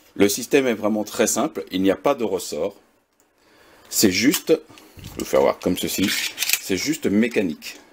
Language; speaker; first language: French; native; French